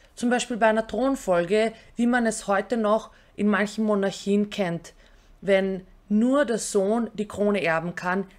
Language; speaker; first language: German; early bilingual, other home language; Albanian